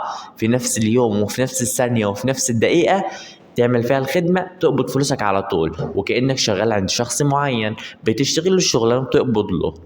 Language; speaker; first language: Arabic; native; Arabic